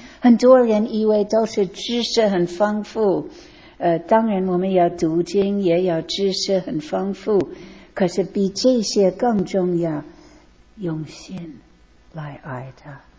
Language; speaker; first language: Chinese; non-native, fluent; English